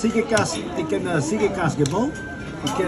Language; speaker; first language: Dutch; non-native, fluent; Filipino